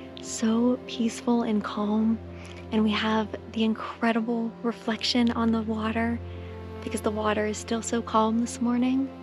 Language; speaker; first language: English; native; English